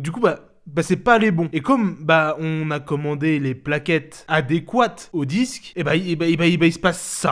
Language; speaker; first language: French; native; French